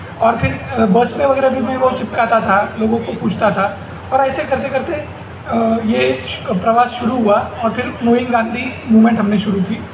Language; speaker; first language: Hindi; non-native, local second language; Marathi